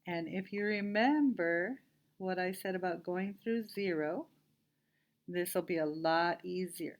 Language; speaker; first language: English; native; English